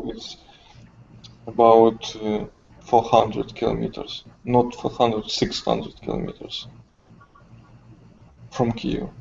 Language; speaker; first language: English; non-native, learner; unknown